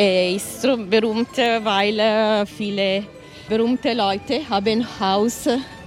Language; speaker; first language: German; non-native, learner; Italian